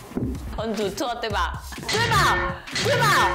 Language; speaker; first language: Chinese; non-native, learner; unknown